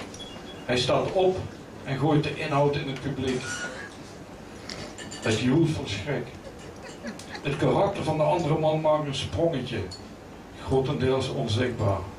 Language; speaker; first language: Dutch; native; Dutch